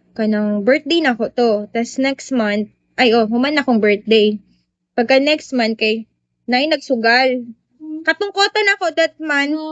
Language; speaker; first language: Cebuano; non-native, local second language; Hiligaynon